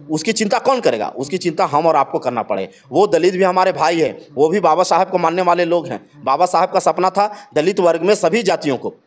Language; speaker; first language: Hindi; native; Hindi